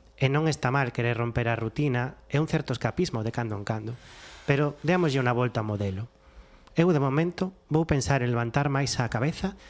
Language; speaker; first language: Galician; non-native, local second language; Spanish